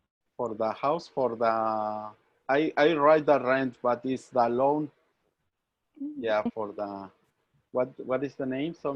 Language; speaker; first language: English; non-native, learner; Spanish